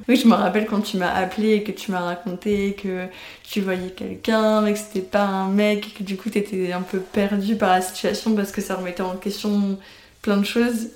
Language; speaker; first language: French; native; French